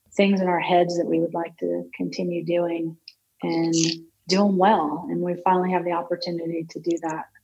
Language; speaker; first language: English; native; English